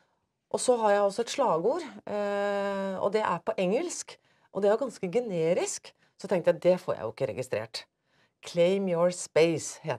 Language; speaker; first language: Norwegian; native; Norwegian